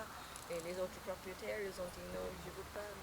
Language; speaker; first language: French; non-native, learner; English